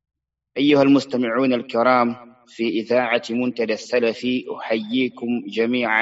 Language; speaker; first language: Arabic; non-native, fluent; Fula